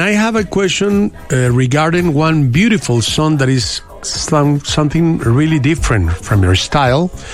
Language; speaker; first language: English; non-native, fluent; Spanish